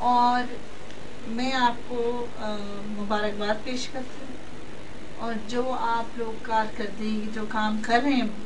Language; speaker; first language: Urdu; non-native, local second language; Baluchi